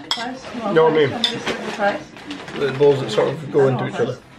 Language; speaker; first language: English; native; English